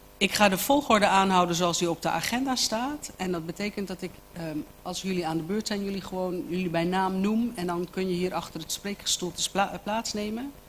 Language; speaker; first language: Dutch; native; Dutch